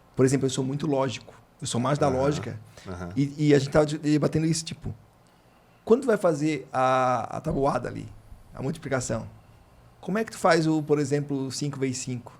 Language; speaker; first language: Portuguese; native; Portuguese